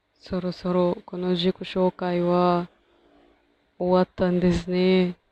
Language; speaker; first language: Japanese; non-native, learner; Arabic